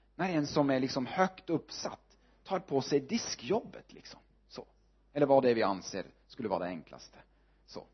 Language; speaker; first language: Swedish; non-native, fluent; Norwegian